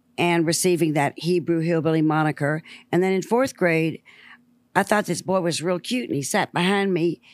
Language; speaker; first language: English; native; English